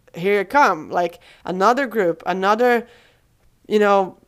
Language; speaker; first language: English; non-native, fluent; Portuguese